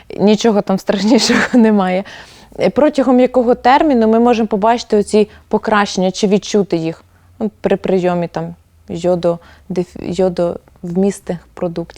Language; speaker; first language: Ukrainian; native; Ukrainian